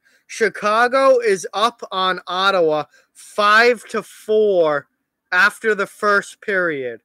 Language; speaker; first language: English; native; English